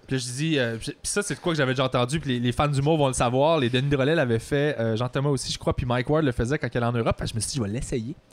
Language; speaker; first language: French; native; French